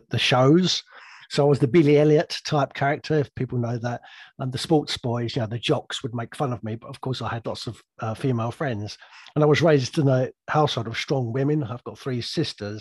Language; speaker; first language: English; native; English